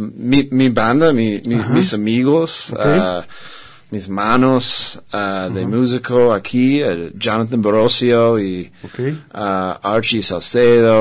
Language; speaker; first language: Spanish; non-native, learner; English